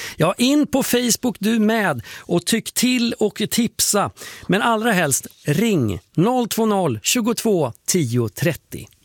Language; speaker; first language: Swedish; native; Swedish